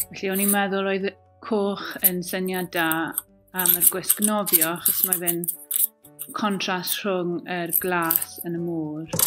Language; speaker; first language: Welsh; non-native, local second language; English